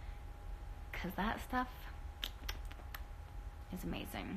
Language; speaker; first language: English; native; English